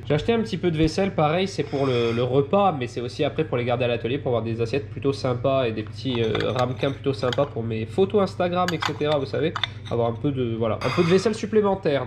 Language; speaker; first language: French; native; French